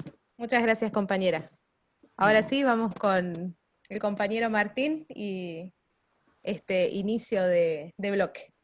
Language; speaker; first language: Spanish; native; Spanish